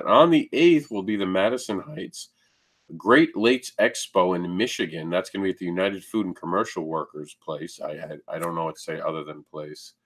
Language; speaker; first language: English; native; English